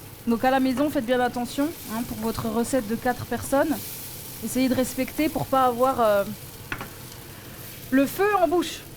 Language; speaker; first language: French; native; French